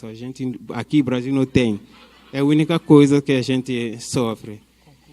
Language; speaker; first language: Portuguese; non-native, fluent; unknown